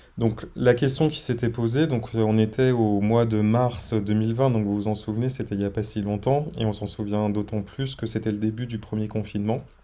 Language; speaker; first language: French; native; French